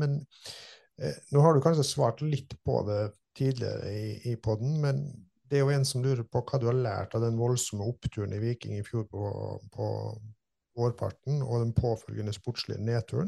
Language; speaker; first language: Norwegian; native; Norwegian